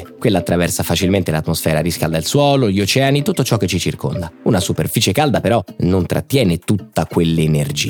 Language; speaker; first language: Italian; native; Italian